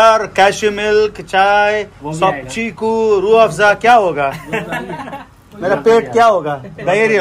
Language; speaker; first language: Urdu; non-native, local second language; Telugu